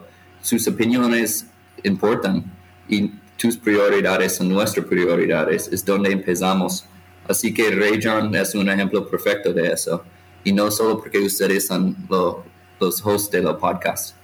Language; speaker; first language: Spanish; non-native, fluent; English